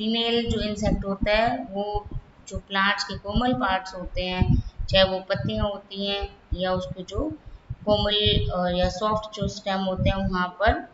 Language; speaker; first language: Hindi; native; Hindi